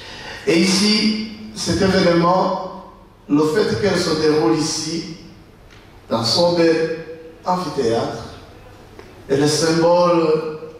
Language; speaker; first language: French; non-native, local second language; Rundi